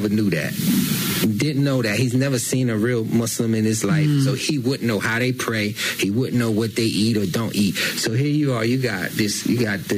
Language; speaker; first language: English; native; English